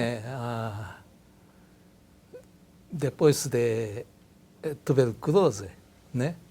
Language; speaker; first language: Portuguese; non-native, learner; Japanese